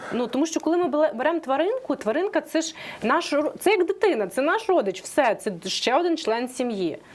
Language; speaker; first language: Ukrainian; native; Ukrainian